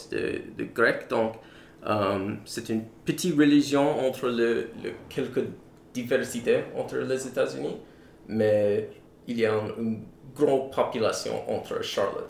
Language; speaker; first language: French; non-native, learner; English